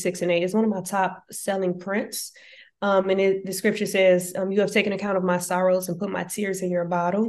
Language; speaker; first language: English; native; English